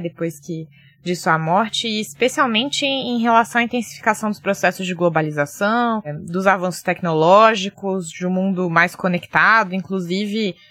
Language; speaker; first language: Portuguese; native; Portuguese